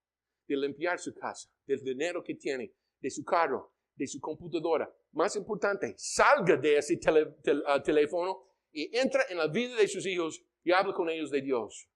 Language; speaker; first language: Spanish; non-native, fluent; English